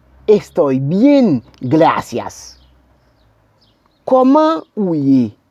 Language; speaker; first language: Spanish; non-native, learner; Haitian Creole